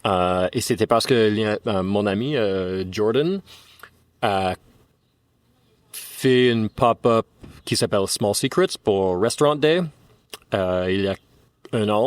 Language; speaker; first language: French; non-native, fluent; English